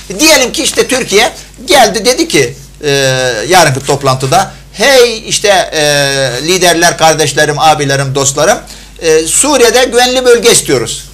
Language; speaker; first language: Turkish; non-native, fluent; Arabic